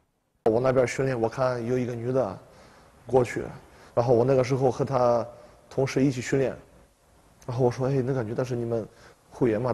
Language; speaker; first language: Chinese; non-native, fluent; Polish